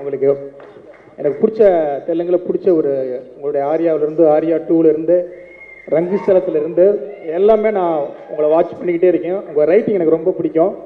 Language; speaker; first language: Tamil; non-native, local second language; Telugu